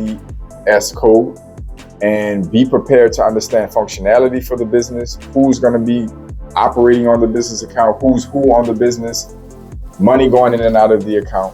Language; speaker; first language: English; native; English